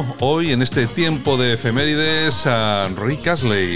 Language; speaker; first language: Spanish; native; Spanish